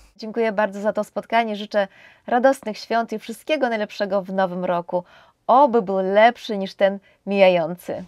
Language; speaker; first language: Polish; native; Polish